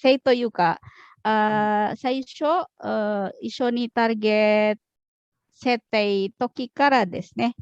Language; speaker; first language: Japanese; non-native, fluent; Indonesian